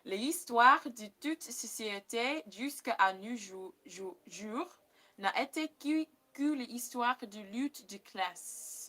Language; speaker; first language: French; non-native, learner; English